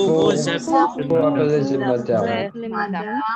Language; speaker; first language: French; non-native, learner; Indonesian